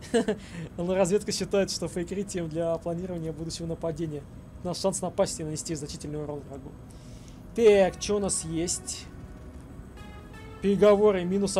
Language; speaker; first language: Russian; native; Russian